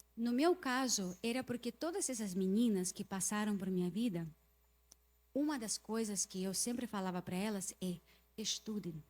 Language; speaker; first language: Portuguese; non-native, fluent; Russian